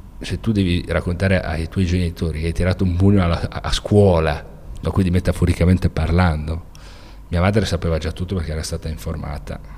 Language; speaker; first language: Italian; native; Italian